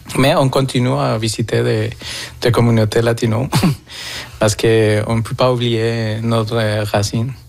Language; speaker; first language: French; non-native, fluent; Spanish